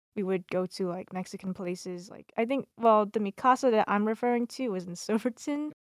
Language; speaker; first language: English; native; English